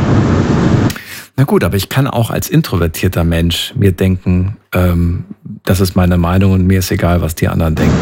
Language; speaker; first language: German; native; German